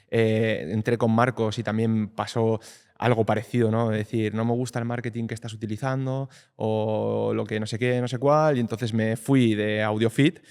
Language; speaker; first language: Spanish; native; Spanish